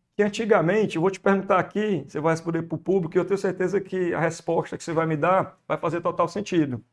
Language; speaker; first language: Portuguese; native; Portuguese